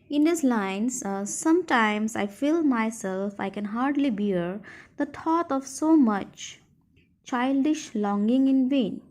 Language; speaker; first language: English; non-native, local second language; Assamese